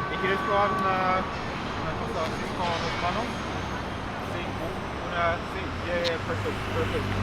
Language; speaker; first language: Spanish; non-native, fluent; English